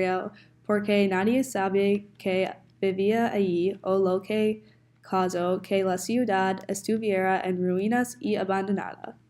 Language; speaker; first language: Spanish; non-native, learner; English